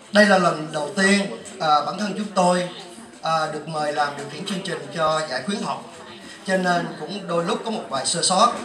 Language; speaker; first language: Vietnamese; native; Vietnamese